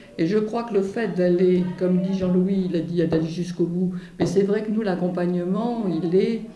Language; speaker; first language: French; native; French